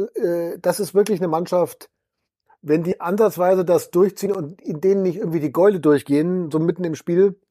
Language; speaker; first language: German; native; German